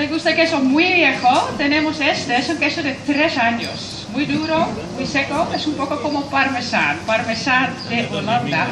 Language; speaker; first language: Spanish; non-native, fluent; Dutch